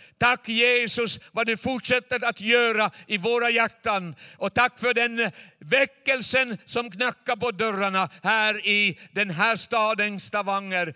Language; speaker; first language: Swedish; non-native, fluent; Chinese